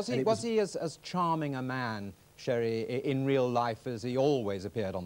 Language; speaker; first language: English; native; English